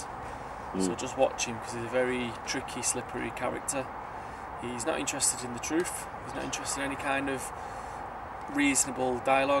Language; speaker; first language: English; native; English